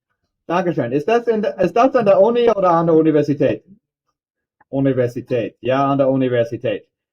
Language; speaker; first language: German; non-native, fluent; English